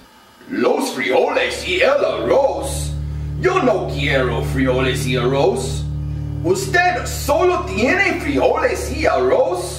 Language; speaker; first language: Spanish; non-native, learner; English